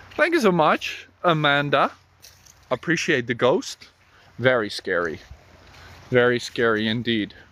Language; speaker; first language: English; non-native, fluent; Dutch